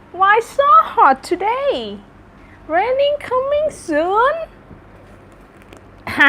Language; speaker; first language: English; non-native, learner; Thai